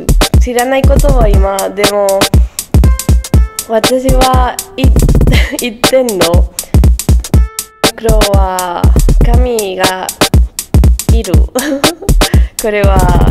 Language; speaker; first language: Japanese; non-native, learner; Spanish